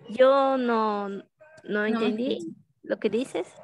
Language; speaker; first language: Spanish; non-native, learner; Portuguese